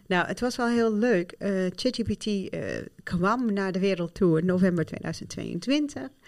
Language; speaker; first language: Dutch; non-native, fluent; Arabic